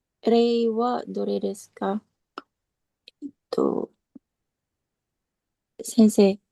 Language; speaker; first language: Japanese; non-native, learner; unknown